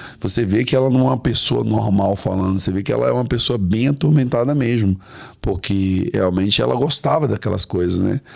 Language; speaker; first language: Portuguese; native; Portuguese